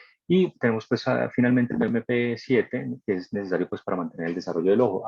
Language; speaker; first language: Spanish; native; Spanish